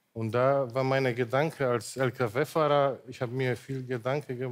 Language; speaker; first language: German; non-native, local second language; Polish